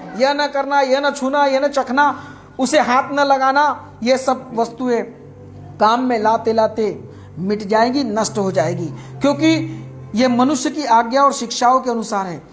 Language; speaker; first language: Hindi; non-native, local second language; Marathi